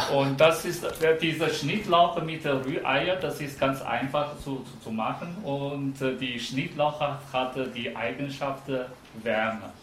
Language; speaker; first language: German; non-native, fluent; Chinese